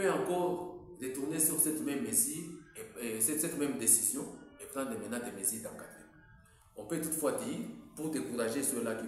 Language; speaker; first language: French; non-native, local second language; Swahili